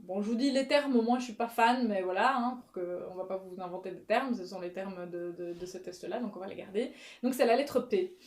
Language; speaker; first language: French; native; French